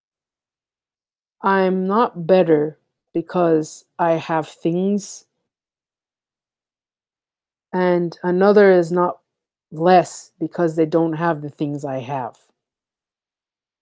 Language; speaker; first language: English; native; English